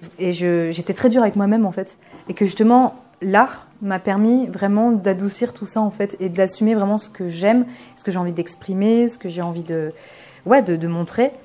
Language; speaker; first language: French; early bilingual, other home language; Bulgarian